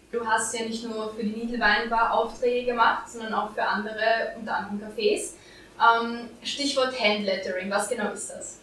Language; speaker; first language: German; native; German